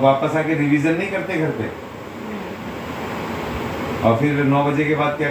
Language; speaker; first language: Hindi; native; Hindi